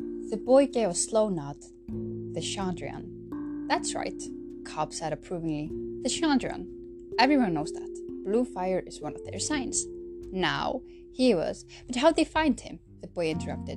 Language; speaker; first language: English; non-native, fluent; Icelandic